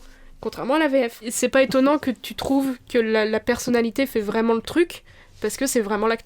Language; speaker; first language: French; native; French